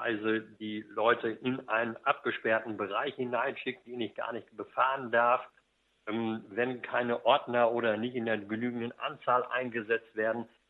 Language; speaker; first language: German; native; German